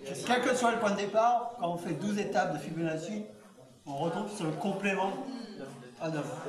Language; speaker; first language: French; native; French